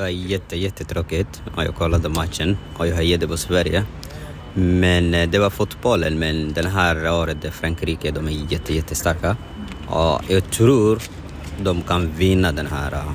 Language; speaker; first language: Swedish; non-native, learner; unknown